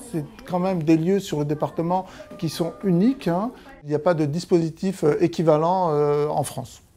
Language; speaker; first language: French; native; French